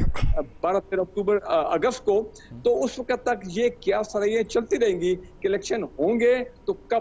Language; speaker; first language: Urdu; native; Urdu